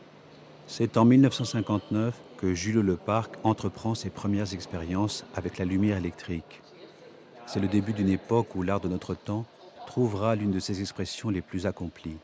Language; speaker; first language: French; native; French